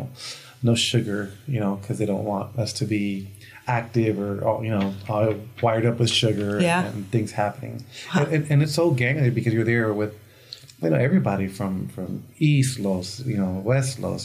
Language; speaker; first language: English; early bilingual, other home language; Spanish